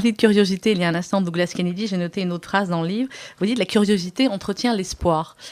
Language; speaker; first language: French; native; French